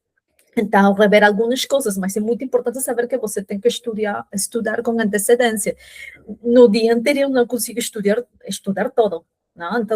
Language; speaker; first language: Portuguese; non-native, fluent; Spanish